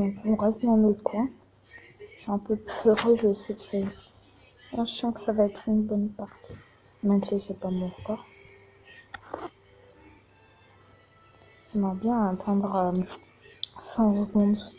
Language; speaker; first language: French; native; French